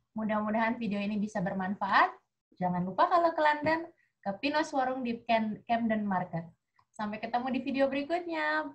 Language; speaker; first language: Indonesian; native; Indonesian